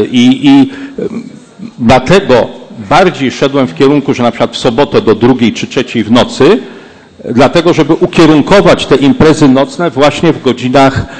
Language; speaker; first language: Polish; native; Polish